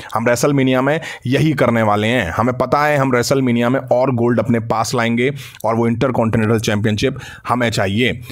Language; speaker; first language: Hindi; native; Hindi